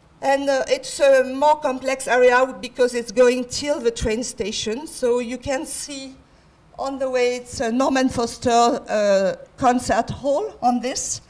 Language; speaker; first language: English; non-native, fluent; French